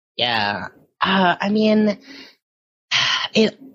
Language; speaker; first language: English; early bilingual, other home language; Filipino